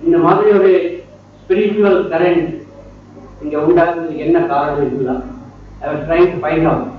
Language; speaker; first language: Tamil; non-native, learner; Kannada